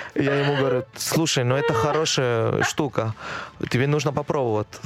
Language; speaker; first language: Russian; non-native, fluent; Spanish